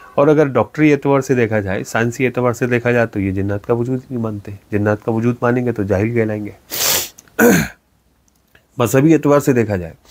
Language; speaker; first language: Urdu; native; Urdu